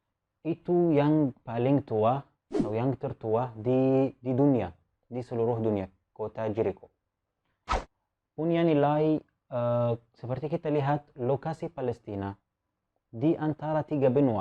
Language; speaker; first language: Indonesian; non-native, fluent; Arabic